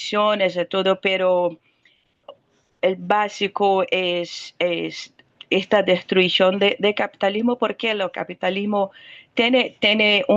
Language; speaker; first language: Spanish; non-native, fluent; Portuguese